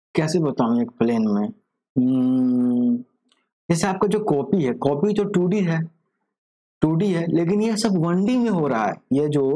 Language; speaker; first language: Hindi; native; Hindi